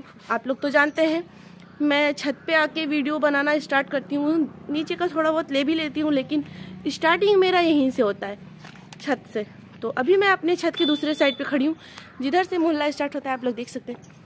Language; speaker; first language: Hindi; native; Hindi